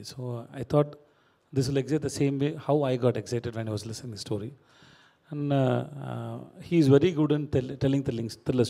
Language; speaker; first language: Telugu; non-native, learner; Tamil